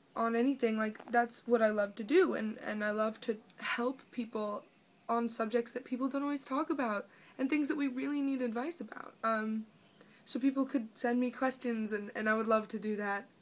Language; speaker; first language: English; native; English